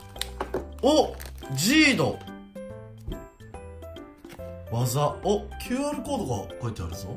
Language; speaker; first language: Japanese; native; Japanese